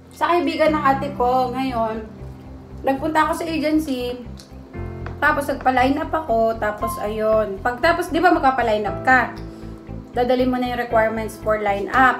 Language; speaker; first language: Filipino; native; Filipino